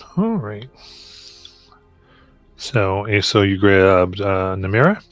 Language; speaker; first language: English; native; English